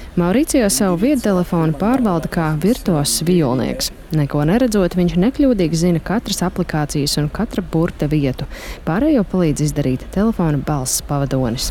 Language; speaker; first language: Latvian; native; Latvian